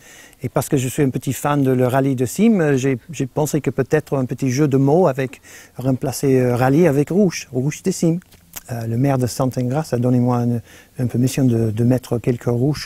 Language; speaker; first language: French; non-native, fluent; English